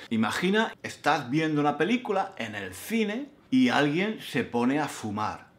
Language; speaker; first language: Spanish; native; Spanish